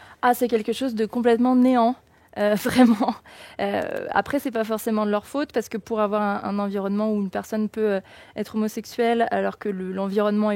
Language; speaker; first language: French; native; French